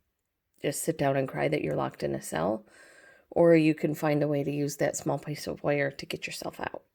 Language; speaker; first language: English; native; English